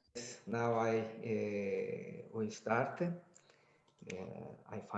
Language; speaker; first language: English; non-native, learner; Azerbaijani